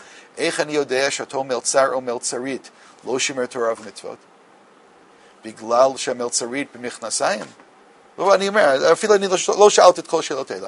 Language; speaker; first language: Hebrew; non-native, fluent; English